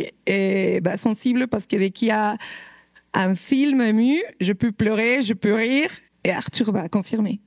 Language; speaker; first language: French; non-native, fluent; Spanish